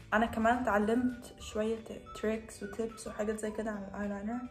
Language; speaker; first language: Arabic; non-native, learner; English